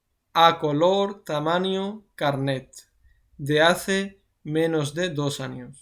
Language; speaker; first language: Spanish; non-native, fluent; Urdu